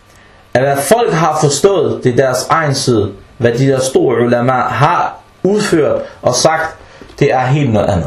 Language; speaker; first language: Danish; early bilingual, other home language; Arabic